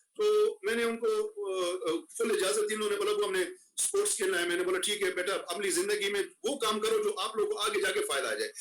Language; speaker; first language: Urdu; non-native, local second language; Pashto